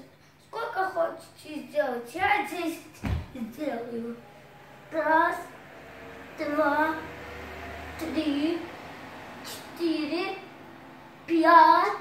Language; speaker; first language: Russian; non-native, learner; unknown